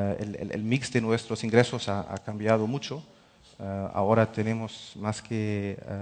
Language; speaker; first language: Spanish; non-native, fluent; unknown